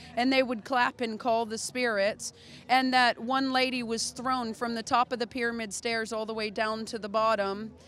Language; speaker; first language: English; native; English